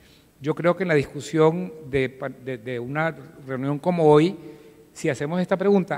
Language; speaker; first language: Spanish; native; Spanish